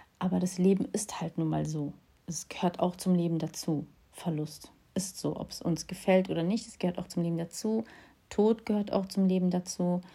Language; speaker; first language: German; early bilingual, other home language; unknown